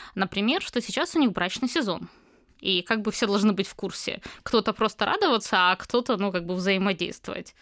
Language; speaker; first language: Russian; native; Russian